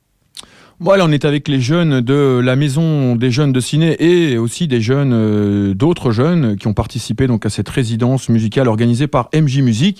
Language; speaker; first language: French; native; French